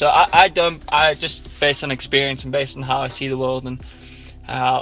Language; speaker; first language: English; native; English